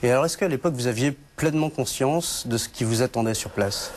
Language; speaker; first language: French; native; French